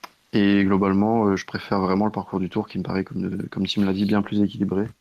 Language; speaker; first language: French; native; French